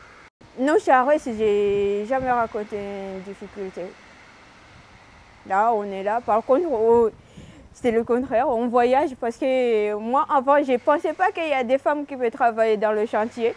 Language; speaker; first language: French; non-native, learner; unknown